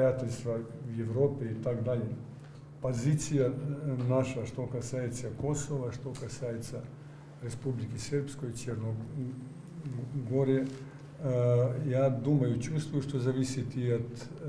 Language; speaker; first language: Russian; non-native, learner; Serbian